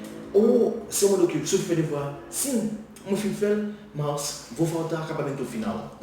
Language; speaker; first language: Portuguese; non-native, learner; Haitian Creole